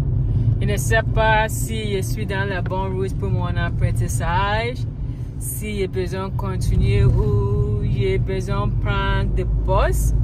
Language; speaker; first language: French; non-native, learner; English